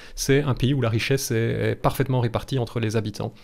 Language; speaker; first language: French; native; French